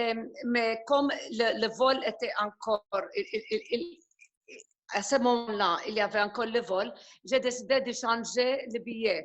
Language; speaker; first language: French; non-native, fluent; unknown